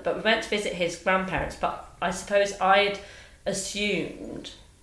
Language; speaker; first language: English; native; English